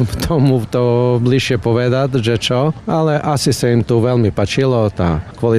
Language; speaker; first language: Slovak; non-native, fluent; Croatian